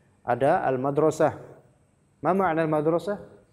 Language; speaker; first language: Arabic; non-native, fluent; Indonesian